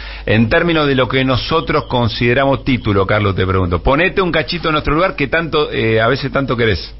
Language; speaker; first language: Spanish; native; Spanish